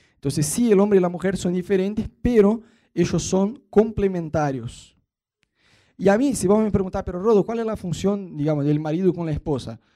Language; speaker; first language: Spanish; non-native, fluent; Portuguese